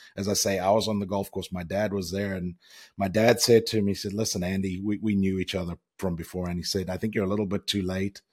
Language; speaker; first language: English; native; English